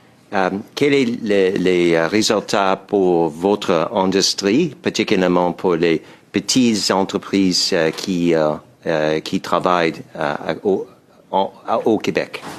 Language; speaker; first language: French; non-native, learner; English